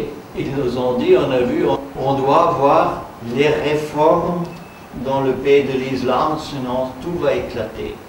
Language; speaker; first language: French; non-native, fluent; German